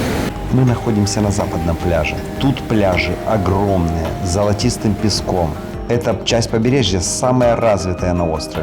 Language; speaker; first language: Russian; native; Russian